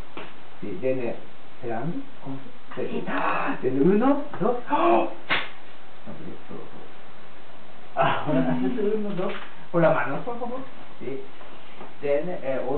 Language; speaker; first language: Spanish; non-native, learner; Japanese